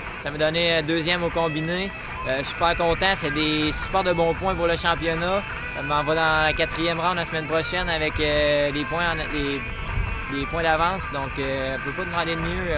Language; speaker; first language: French; native; French